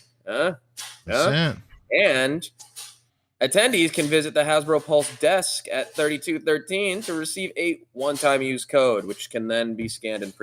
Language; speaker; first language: English; native; English